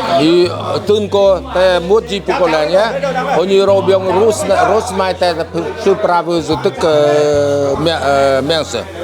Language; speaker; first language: Polish; non-native, fluent; Vietnamese